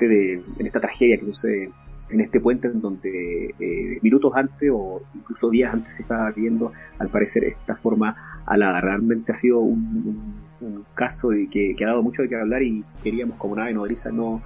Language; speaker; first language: Spanish; native; Spanish